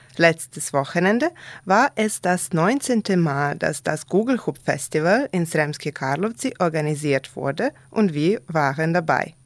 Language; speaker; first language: German; non-native, fluent; Serbian